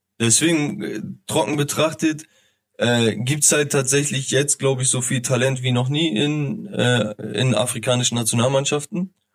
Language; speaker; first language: German; early bilingual, other home language; Turkish